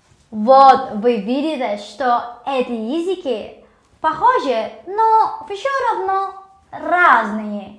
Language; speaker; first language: Russian; non-native, learner; Indonesian